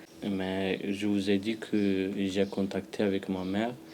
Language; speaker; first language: French; non-native, learner; Pashto